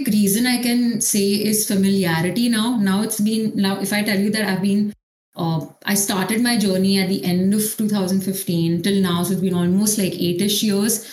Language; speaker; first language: English; non-native, local second language; Hindi